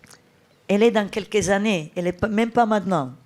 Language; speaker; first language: French; non-native, fluent; Italian